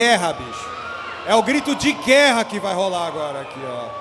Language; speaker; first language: Portuguese; native; Portuguese